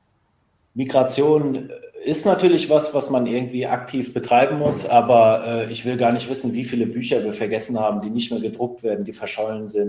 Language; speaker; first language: German; native; German